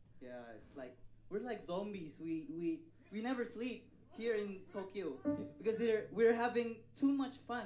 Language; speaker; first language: English; non-native, fluent; Indonesian